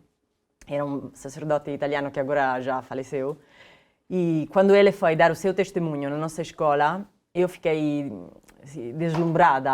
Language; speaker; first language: Portuguese; non-native, fluent; Italian